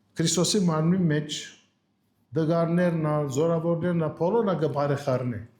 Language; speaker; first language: Armenian; early bilingual, heritage; Armenian